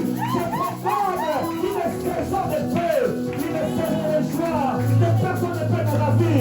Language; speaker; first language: French; non-native, local second language; Lingala